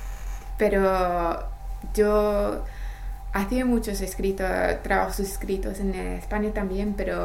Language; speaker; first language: Spanish; non-native, fluent; English